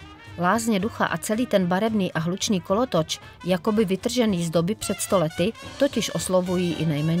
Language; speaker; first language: Czech; native; Czech